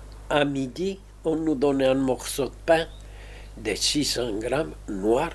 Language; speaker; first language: French; non-native, fluent; Spanish